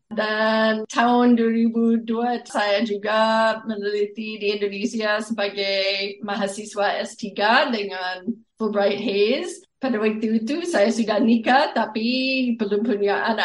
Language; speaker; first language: Indonesian; non-native, fluent; English